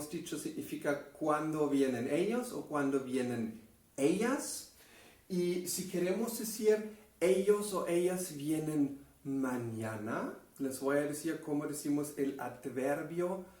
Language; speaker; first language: Spanish; non-native, fluent; German